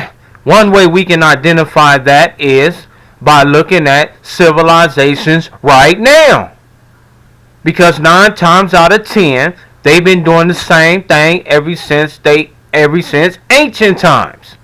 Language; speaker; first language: English; native; English